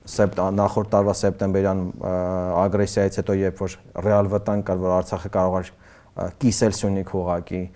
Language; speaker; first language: Armenian; native; Armenian